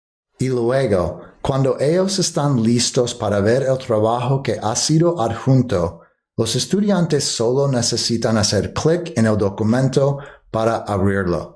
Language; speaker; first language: Spanish; non-native, fluent; English